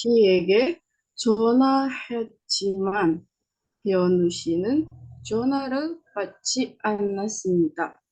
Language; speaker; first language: Korean; non-native, learner; Indonesian